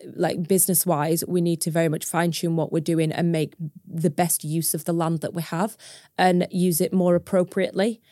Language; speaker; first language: English; native; English